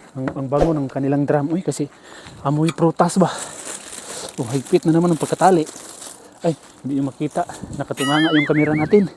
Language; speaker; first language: Filipino; non-native, local second language; Cebuano